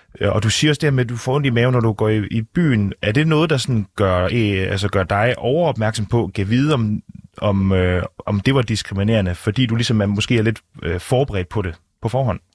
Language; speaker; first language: Danish; native; Danish